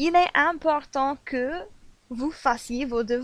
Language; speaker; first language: French; non-native, fluent; English